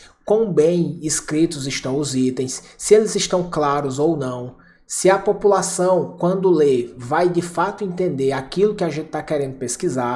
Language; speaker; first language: Portuguese; native; Portuguese